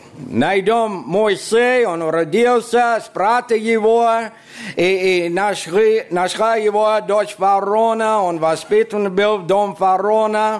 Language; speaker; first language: Russian; non-native, fluent; English